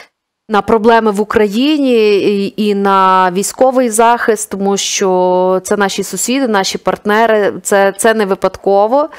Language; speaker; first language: Ukrainian; native; Ukrainian